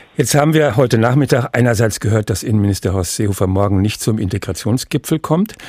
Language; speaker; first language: German; native; German